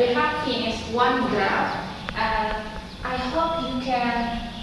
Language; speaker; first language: English; non-native, learner; Indonesian